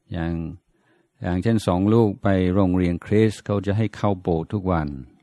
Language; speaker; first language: Thai; non-native, fluent; English